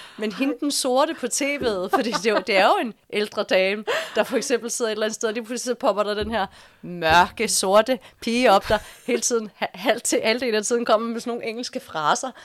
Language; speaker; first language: Danish; early bilingual, other home language; English